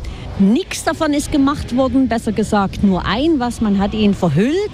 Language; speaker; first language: German; native; German